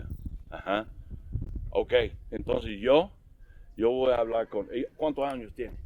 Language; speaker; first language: Spanish; non-native, learner; English